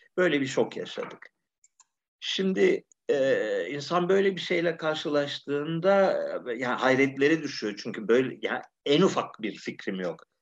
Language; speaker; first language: Turkish; native; Turkish